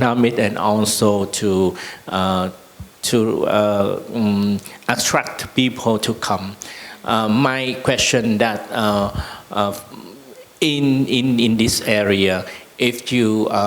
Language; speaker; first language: English; non-native, learner; Vietnamese